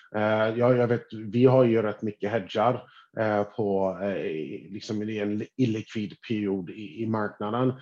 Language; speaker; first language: Swedish; non-native, fluent; English